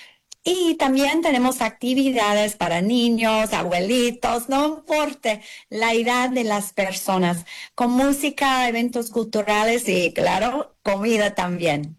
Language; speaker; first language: Spanish; early bilingual, heritage; English